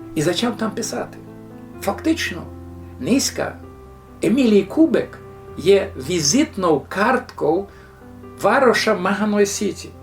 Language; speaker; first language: Ukrainian; native; Ukrainian